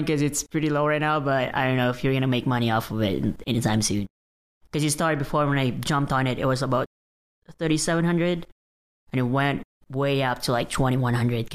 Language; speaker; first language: English; non-native, local second language; Filipino